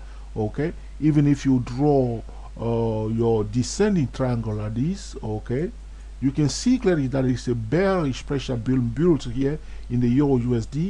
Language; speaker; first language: English; non-native, fluent; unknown